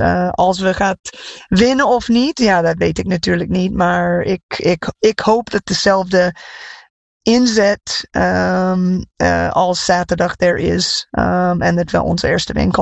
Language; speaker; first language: Dutch; non-native, fluent; English